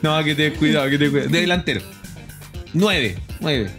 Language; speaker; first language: Spanish; native; Spanish